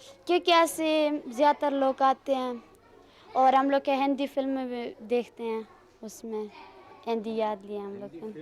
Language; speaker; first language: Hindi; non-native, fluent; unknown